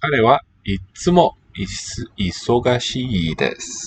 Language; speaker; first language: Japanese; non-native, learner; English